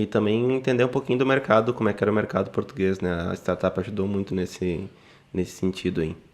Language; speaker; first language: Portuguese; native; Portuguese